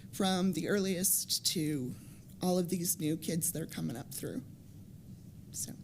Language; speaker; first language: English; native; English